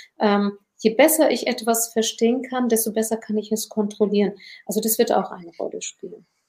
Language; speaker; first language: German; early bilingual, other home language; Turkish